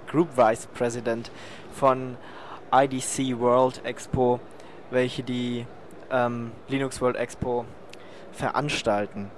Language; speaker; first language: German; native; German